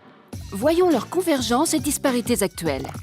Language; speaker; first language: French; native; French